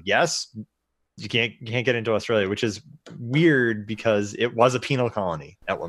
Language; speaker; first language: English; native; English